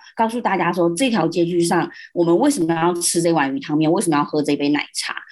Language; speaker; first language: Chinese; early bilingual, heritage; Chinese